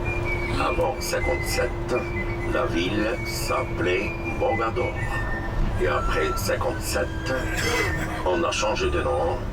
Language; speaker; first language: French; non-native, local second language; Arabic